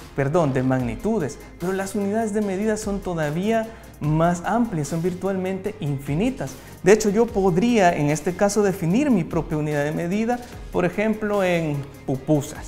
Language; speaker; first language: Spanish; native; Spanish